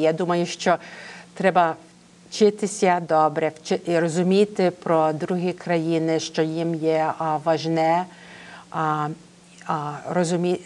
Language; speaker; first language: Ukrainian; early bilingual, heritage; English